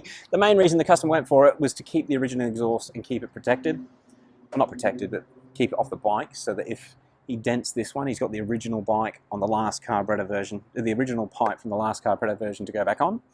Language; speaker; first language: English; native; English